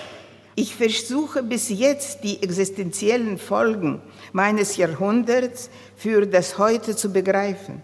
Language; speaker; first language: German; non-native, fluent; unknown